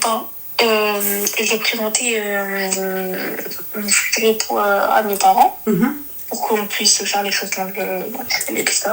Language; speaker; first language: French; native; French